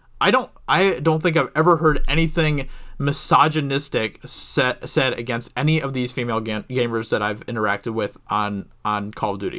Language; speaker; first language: English; native; English